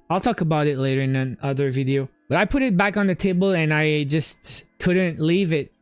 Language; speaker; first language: English; native; English